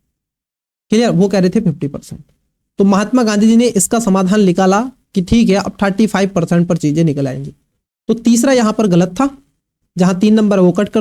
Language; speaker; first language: Hindi; native; Hindi